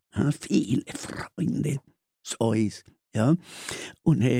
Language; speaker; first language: German; non-native, learner; Spanish